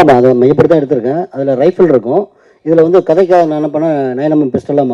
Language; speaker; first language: Tamil; native; Tamil